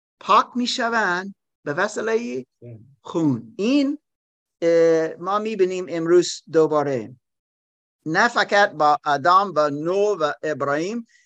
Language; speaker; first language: Persian; non-native, learner; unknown